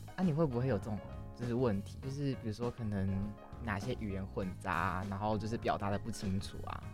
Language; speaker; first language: Chinese; native; Chinese